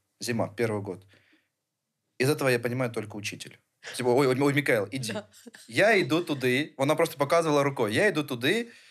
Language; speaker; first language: Ukrainian; early bilingual, other home language; Armenian